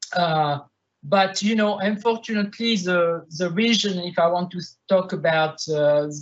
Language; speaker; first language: English; non-native, fluent; French